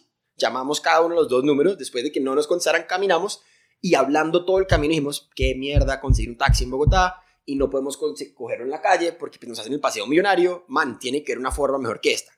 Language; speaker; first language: Spanish; native; Spanish